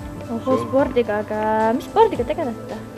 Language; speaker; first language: Estonian; non-native, local second language; Russian